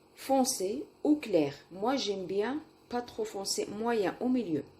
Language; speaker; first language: French; non-native, local second language; Arabic